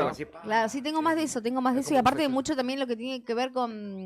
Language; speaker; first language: Spanish; native; Spanish